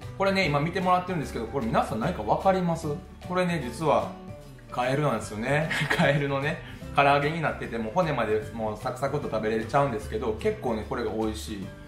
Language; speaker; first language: Japanese; native; Japanese